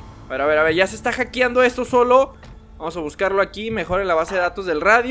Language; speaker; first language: Spanish; native; Spanish